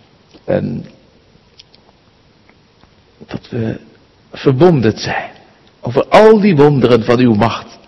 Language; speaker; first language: Dutch; native; Dutch